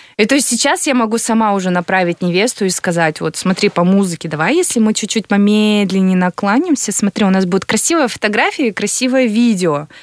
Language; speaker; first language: Russian; native; Russian